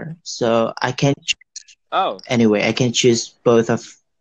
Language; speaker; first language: English; non-native, fluent; Indonesian